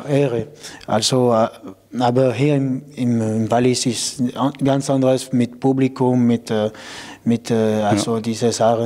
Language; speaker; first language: German; non-native, local second language; French